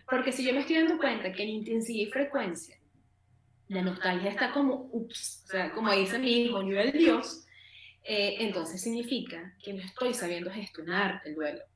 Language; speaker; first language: Spanish; native; Spanish